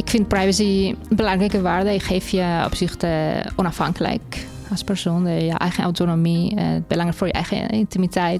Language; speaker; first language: Dutch; non-native, fluent; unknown